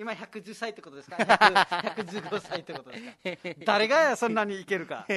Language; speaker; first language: Japanese; non-native, fluent; Nepali